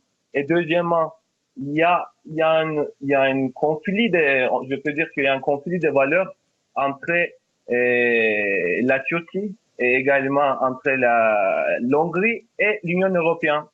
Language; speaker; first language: French; non-native, fluent; Turkish